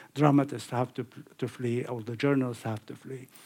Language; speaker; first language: English; non-native, fluent; Arabic